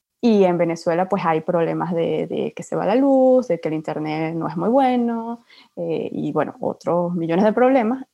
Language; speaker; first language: Spanish; native; Spanish